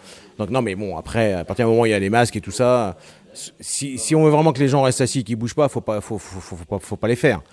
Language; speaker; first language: French; native; French